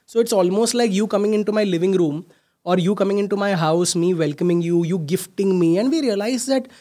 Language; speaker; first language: English; non-native, local second language; Hindi